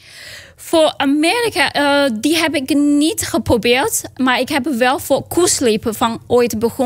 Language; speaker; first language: Dutch; non-native, learner; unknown